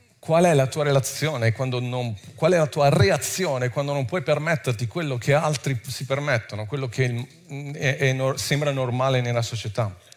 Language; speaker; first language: Italian; non-native, fluent; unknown